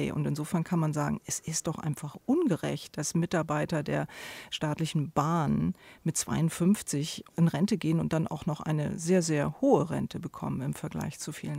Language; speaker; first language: German; native; German